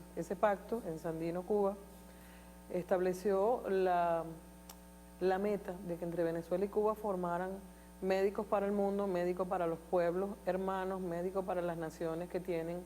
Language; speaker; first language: Spanish; native; Spanish